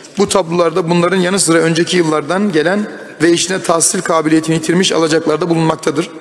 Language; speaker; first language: Turkish; native; Turkish